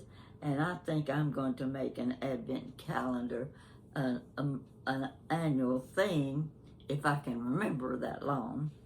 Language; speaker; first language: English; native; English